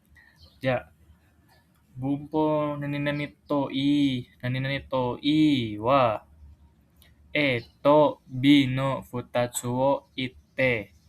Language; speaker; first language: Japanese; non-native, learner; Indonesian